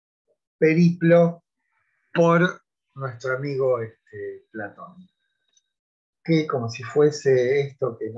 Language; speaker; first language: Spanish; native; Spanish